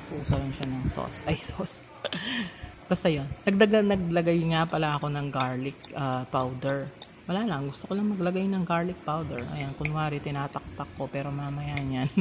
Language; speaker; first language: Filipino; non-native, local second language; Pampanga